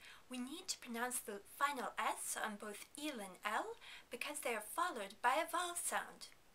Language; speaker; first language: English; native; English